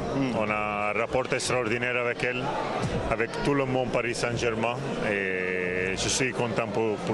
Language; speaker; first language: French; non-native, learner; Italian